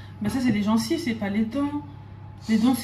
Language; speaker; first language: French; native; French